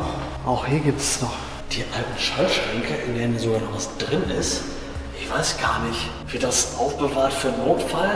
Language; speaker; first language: German; native; German